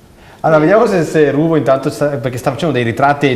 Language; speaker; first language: Italian; native; Italian